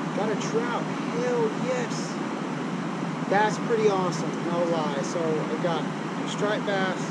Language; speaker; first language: English; native; English